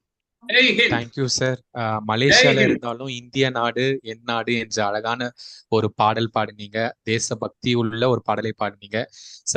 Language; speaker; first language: Tamil; native; Tamil